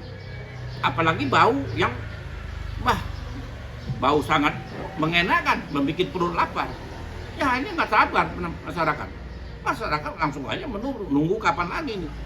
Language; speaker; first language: Indonesian; native; Indonesian